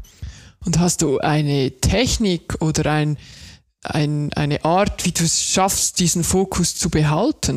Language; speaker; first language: German; native; German